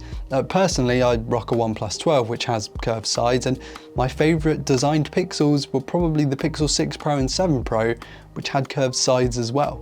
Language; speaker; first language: English; native; English